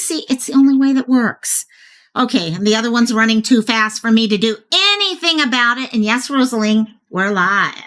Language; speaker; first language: English; native; English